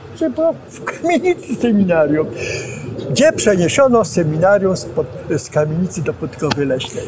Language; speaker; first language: Polish; native; Polish